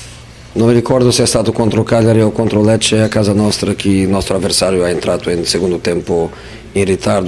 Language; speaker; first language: Italian; non-native, fluent; Portuguese